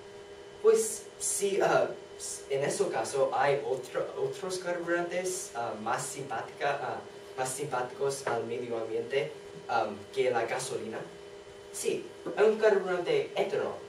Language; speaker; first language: Spanish; non-native, learner; English